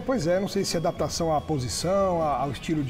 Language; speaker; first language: Portuguese; native; Portuguese